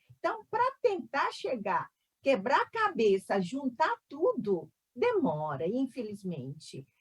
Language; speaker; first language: Portuguese; non-native, fluent; Korean